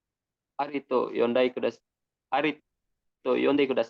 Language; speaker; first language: Japanese; non-native, learner; Indonesian